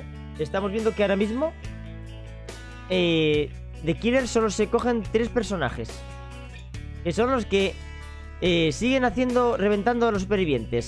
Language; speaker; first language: Spanish; native; Spanish